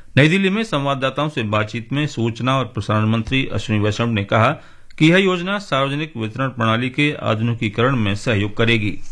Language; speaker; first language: Hindi; native; Hindi